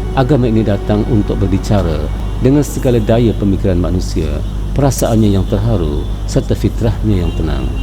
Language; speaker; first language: Malay; native; Malay